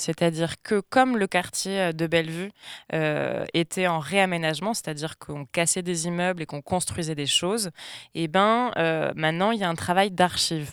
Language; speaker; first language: French; native; French